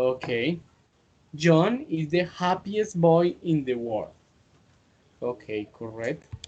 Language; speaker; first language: English; non-native, fluent; Spanish